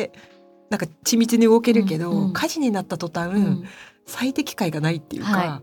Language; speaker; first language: Japanese; native; Japanese